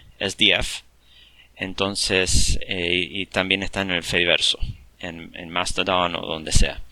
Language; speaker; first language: Spanish; early bilingual, heritage; English